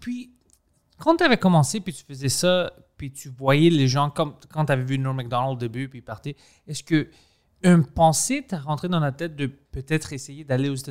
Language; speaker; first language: French; non-native, local second language; English